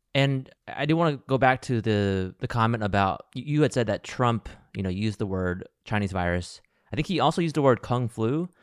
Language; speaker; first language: English; native; English